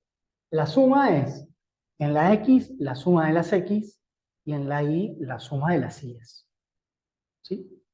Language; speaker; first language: Spanish; native; Spanish